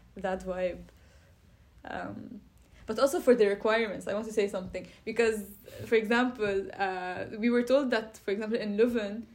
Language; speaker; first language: English; non-native, fluent; Arabic